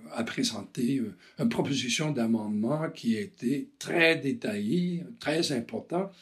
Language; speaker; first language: French; non-native, fluent; English